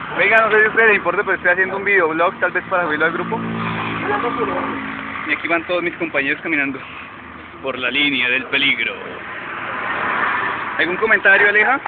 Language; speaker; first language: Spanish; native; Spanish